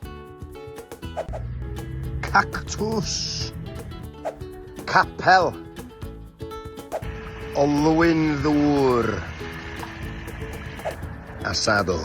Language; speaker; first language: Welsh; native; Welsh